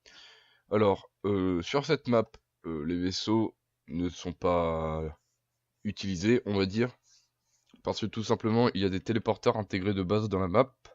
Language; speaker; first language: French; native; French